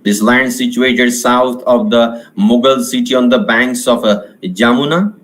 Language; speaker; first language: English; non-native, local second language; Marathi